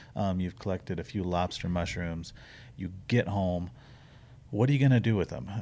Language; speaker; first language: English; native; English